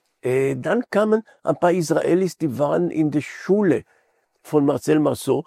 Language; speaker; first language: German; non-native, fluent; Hebrew